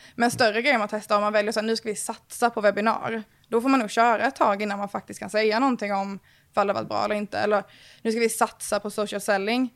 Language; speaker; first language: Swedish; native; Swedish